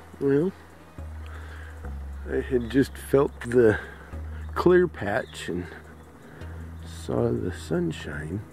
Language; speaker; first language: English; native; English